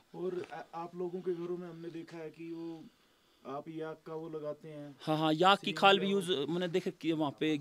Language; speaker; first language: Hindi; native; Hindi